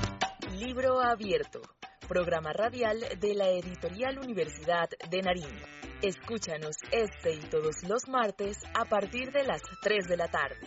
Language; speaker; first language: Spanish; native; Spanish